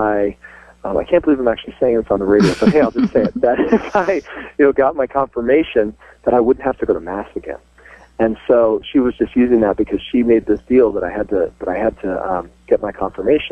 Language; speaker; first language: English; native; English